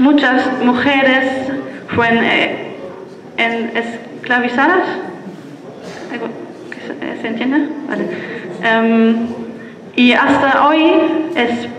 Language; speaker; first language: Spanish; non-native, fluent; German